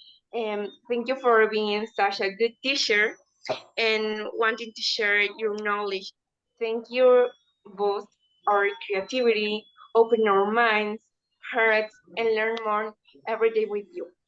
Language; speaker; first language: English; non-native, fluent; Spanish